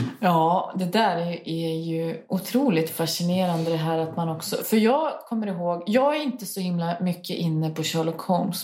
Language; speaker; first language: Swedish; native; Swedish